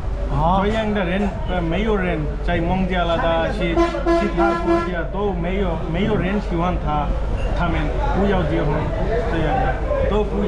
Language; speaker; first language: Chinese; non-native, learner; Bangla